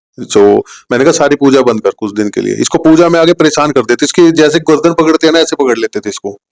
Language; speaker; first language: Hindi; native; Hindi